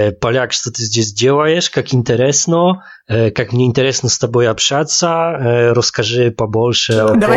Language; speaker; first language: Polish; non-native, learner; Russian